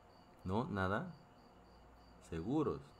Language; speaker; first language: Spanish; non-native, fluent; Korean